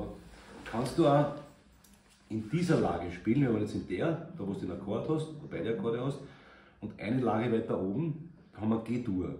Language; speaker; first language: German; native; German